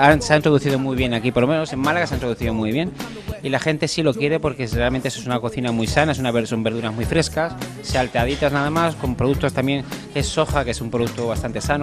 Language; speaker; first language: Spanish; native; Spanish